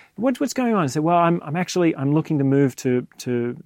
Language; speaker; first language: English; native; English